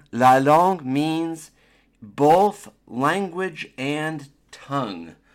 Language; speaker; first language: English; native; English